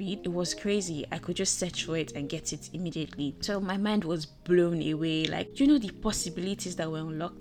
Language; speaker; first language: English; non-native, local second language; Yoruba